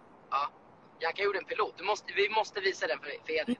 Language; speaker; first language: Swedish; native; Swedish